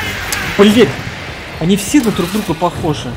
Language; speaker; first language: Russian; native; Russian